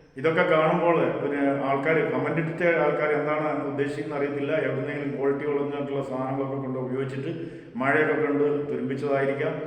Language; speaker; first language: Malayalam; native; Malayalam